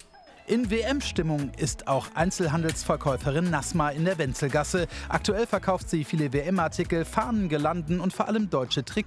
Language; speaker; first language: German; native; German